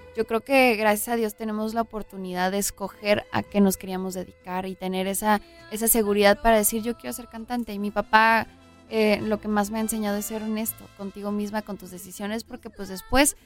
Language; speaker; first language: Spanish; native; Spanish